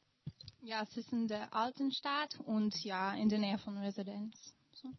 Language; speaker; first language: German; non-native, learner; English